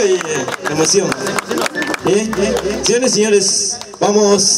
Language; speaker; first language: Spanish; native; Spanish